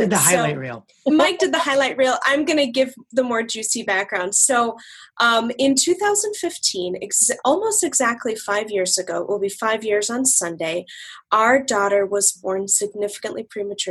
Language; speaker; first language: English; native; English